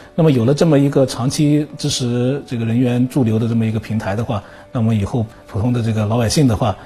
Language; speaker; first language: Chinese; native; Chinese